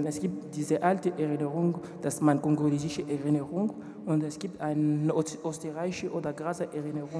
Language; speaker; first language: German; non-native, learner; French